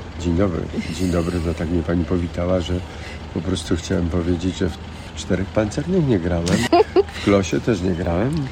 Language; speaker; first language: Polish; native; Polish